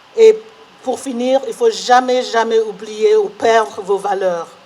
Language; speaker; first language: French; non-native, learner; English